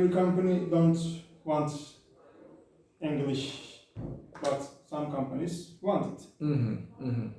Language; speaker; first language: English; non-native, learner; Turkish